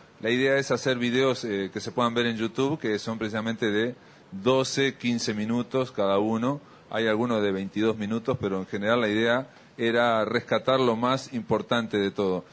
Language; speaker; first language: Spanish; native; Spanish